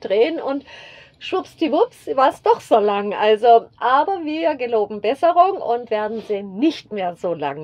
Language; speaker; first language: German; native; German